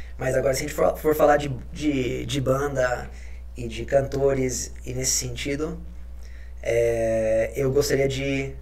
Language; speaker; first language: Portuguese; early bilingual, other home language; Spanish